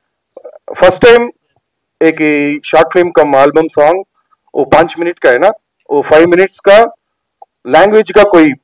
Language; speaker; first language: Hindi; non-native, local second language; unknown